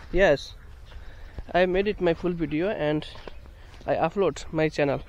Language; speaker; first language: English; non-native, learner; Bangla